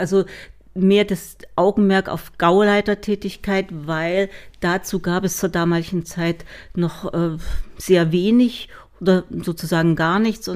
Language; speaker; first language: German; native; German